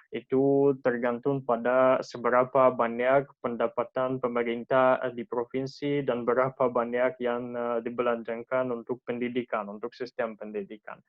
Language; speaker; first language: Indonesian; non-native, fluent; Russian